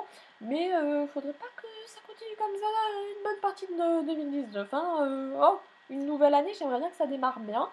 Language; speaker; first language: French; native; French